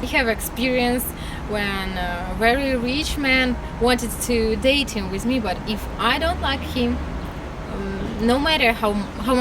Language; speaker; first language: English; non-native, learner; Russian